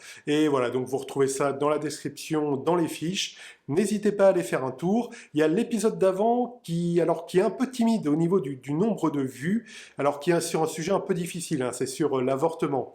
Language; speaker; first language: French; native; French